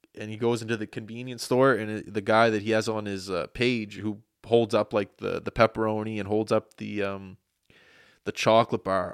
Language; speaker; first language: English; native; English